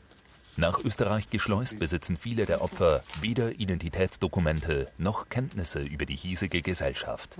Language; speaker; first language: German; native; German